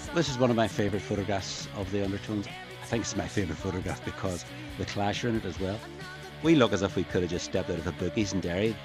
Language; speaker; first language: English; native; English